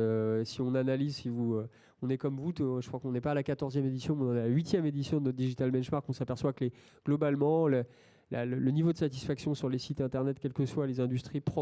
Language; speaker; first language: French; native; French